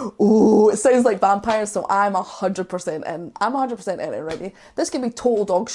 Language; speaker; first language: English; native; English